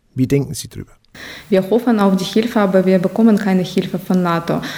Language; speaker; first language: German; non-native, fluent; Ukrainian